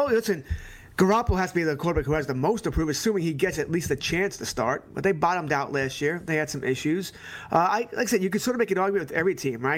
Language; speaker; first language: English; native; English